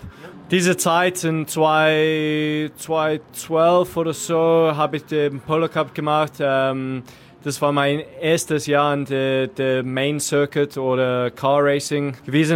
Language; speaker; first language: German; non-native, learner; English